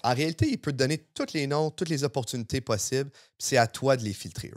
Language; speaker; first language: French; native; French